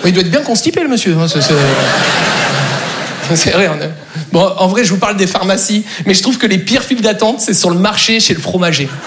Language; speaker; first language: French; native; French